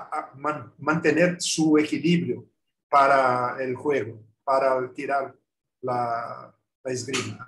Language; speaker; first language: Spanish; non-native, learner; Portuguese